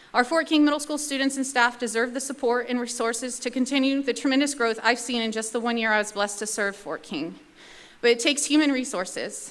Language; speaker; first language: English; native; English